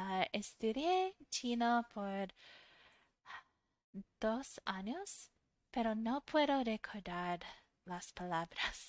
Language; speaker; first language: Spanish; non-native, fluent; English